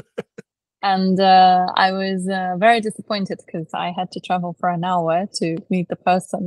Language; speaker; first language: English; non-native, fluent; Russian